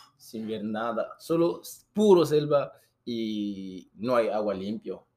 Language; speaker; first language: Spanish; non-native, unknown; Susu